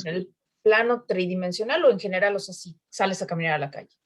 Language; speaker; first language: Spanish; native; Spanish